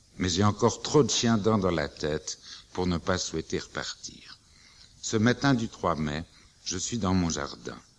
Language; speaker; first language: French; native; French